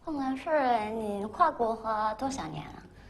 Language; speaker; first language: Chinese; non-native, fluent; English